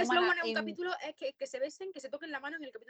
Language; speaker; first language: Spanish; native; Spanish